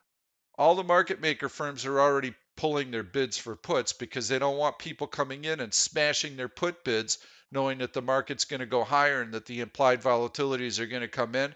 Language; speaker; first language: English; native; English